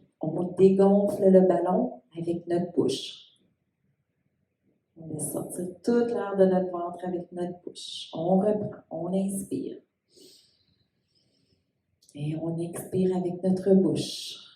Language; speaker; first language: French; native; French